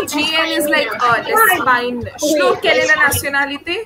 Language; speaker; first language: French; non-native, fluent; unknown